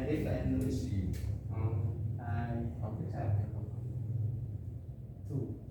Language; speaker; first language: English; non-native, learner; Indonesian